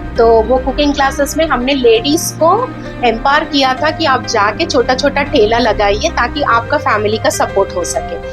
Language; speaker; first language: Hindi; non-native, local second language; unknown